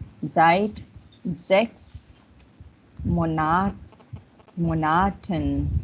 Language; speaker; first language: German; non-native, fluent; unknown